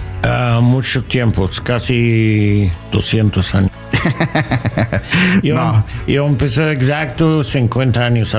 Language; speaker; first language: Spanish; non-native, learner; English